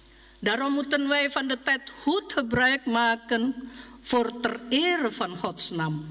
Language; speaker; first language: Dutch; non-native, learner; Indonesian